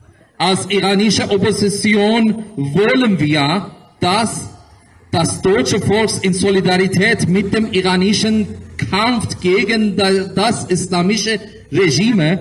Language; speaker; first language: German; non-native, learner; Persian